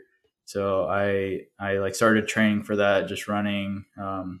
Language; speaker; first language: English; early bilingual, other home language; Spanish